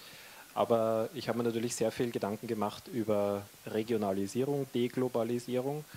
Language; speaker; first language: German; native; German